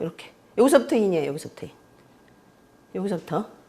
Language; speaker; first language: Korean; native; Korean